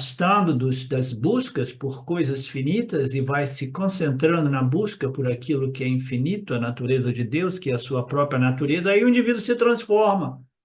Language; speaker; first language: Portuguese; native; Portuguese